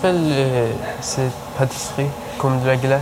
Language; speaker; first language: French; non-native, learner; Persian